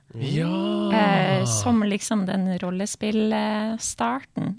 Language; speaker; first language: Norwegian; native; Norwegian